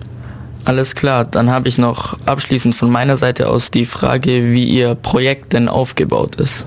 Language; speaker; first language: German; native; German